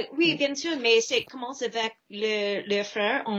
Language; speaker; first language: French; non-native, fluent; English